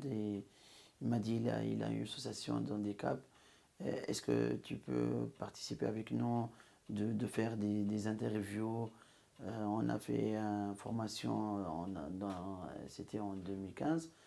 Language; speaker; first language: French; non-native, local second language; Arabic